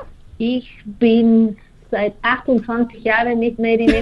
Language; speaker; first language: German; non-native, fluent; Spanish